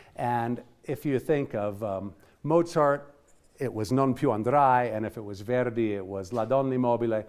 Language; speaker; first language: English; native; English